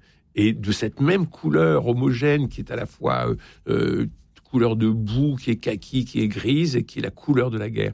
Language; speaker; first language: French; native; French